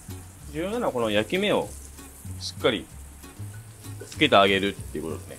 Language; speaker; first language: Japanese; native; Japanese